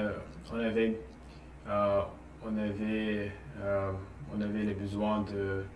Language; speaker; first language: French; non-native, learner; Russian